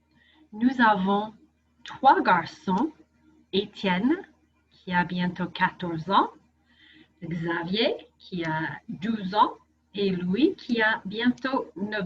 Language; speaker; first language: French; non-native, fluent; English